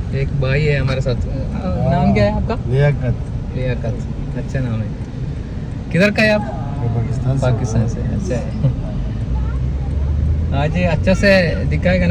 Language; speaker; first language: Hindi; non-native, local second language; Malayalam